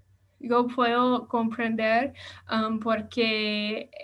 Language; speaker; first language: Spanish; non-native, learner; English